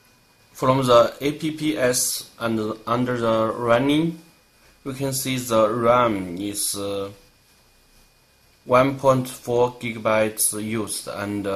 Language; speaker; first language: English; non-native, learner; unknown